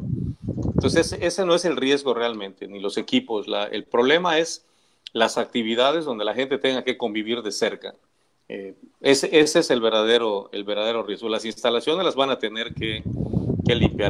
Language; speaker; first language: Spanish; native; Spanish